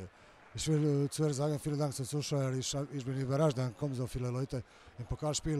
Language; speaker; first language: German; non-native, learner; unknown